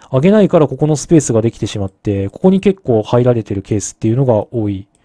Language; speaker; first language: Japanese; native; Japanese